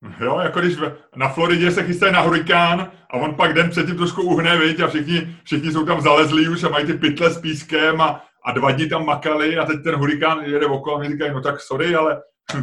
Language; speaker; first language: Czech; native; Czech